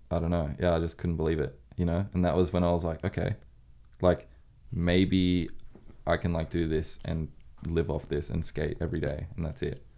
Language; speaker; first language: English; native; English